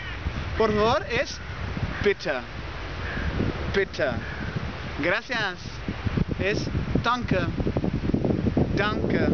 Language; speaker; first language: Spanish; non-native, learner; English